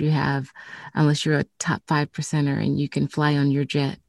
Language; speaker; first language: English; native; English